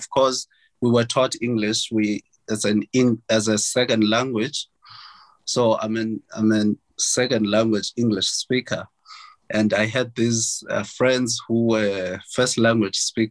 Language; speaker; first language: English; non-native, local second language; Xhosa